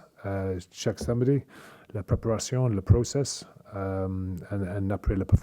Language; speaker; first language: French; non-native, learner; English